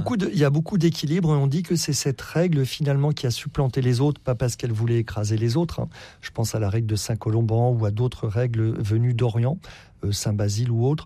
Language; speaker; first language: French; native; French